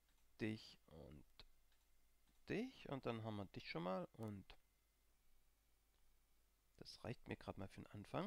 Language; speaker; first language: German; native; German